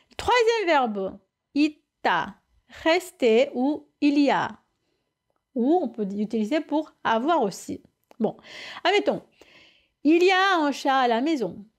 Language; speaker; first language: French; non-native, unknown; Korean